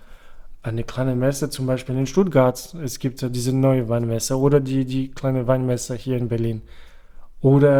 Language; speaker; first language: German; non-native, fluent; French